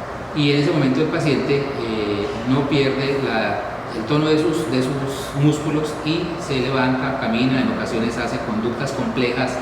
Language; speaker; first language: Spanish; native; Spanish